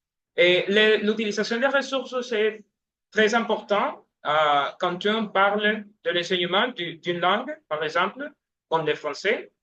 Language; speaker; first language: French; non-native, learner; Spanish